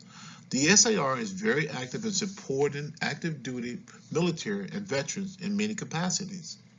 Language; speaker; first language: English; native; English